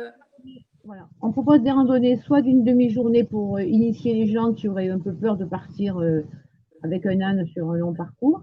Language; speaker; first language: French; native; French